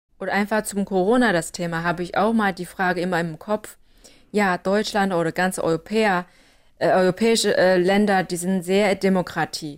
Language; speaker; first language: German; non-native, fluent; Chinese